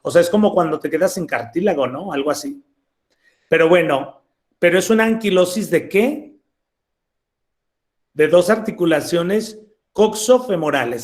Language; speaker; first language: Spanish; native; Spanish